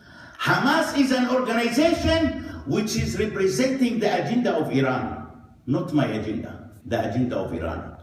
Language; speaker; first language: English; non-native, fluent; Arabic